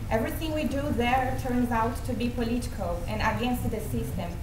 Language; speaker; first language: English; non-native, fluent; German